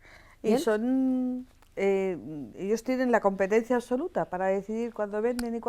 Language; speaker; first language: Spanish; native; Spanish